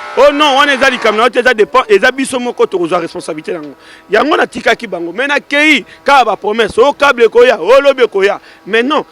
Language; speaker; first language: Lingala; native; Lingala